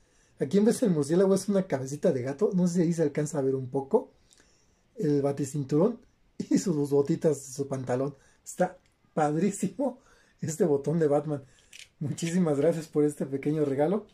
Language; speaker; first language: Spanish; native; Spanish